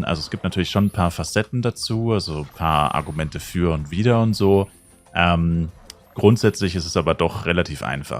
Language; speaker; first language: German; native; German